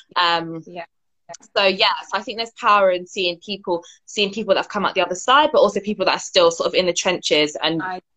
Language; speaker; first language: English; native; English